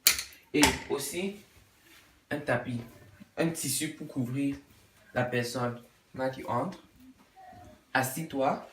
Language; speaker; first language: French; non-native, local second language; English